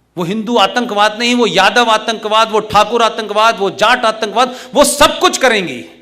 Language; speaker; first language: Hindi; native; Hindi